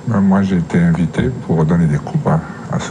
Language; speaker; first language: French; non-native, local second language; Arabic